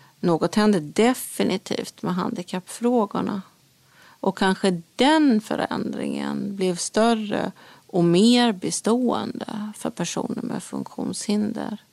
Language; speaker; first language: Swedish; native; Swedish